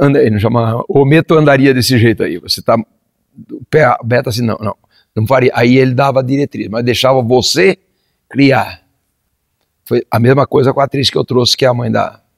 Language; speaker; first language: Portuguese; native; Portuguese